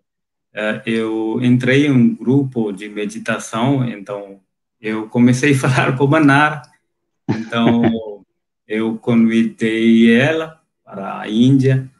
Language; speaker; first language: Portuguese; non-native, local second language; Hindi